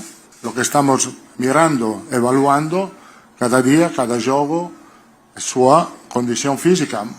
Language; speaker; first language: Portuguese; non-native, learner; Italian